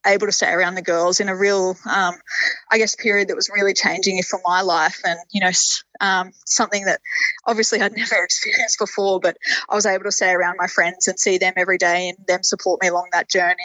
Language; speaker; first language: English; native; English